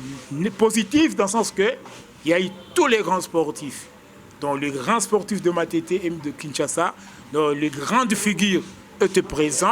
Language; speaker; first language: French; non-native, local second language; Lingala